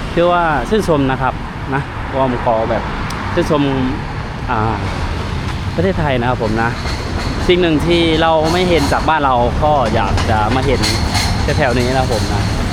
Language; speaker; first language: Thai; non-native, fluent; Lao